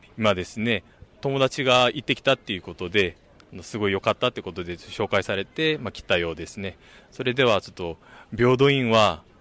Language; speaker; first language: Japanese; non-native, fluent; Korean